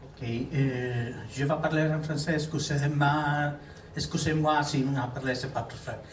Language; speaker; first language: French; non-native, learner; Italian